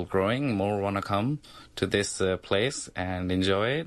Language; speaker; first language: English; non-native, local second language; Punjabi